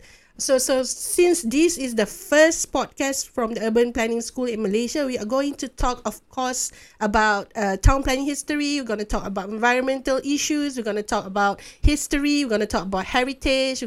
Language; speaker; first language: English; non-native, local second language; Malay